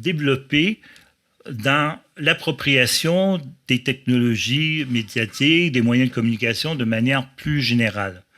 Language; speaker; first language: French; native; French